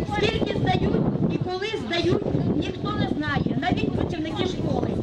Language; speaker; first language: Ukrainian; native; Ukrainian